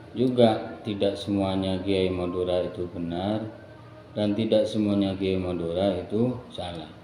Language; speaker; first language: Indonesian; non-native, local second language; Madurese